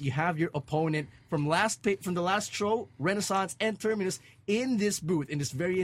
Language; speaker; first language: English; non-native, local second language; Filipino